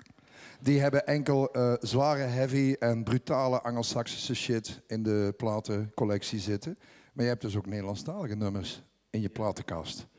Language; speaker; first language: Dutch; native; Dutch